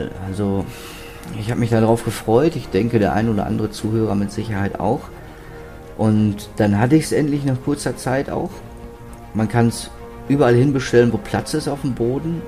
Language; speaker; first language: German; native; German